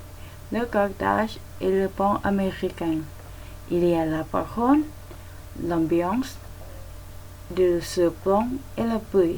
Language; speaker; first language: French; non-native, learner; Thai